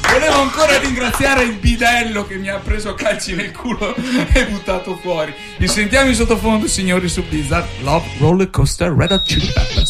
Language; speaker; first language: Italian; native; Italian